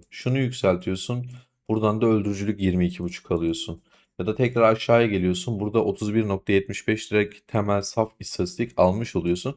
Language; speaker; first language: Turkish; native; Turkish